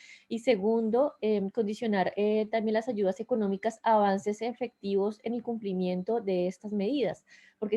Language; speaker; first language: Spanish; native; Spanish